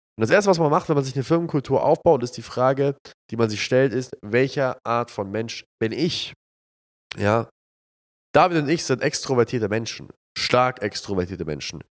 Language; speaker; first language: German; early bilingual, other home language; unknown